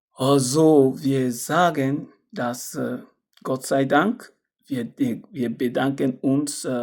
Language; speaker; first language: German; non-native, learner; French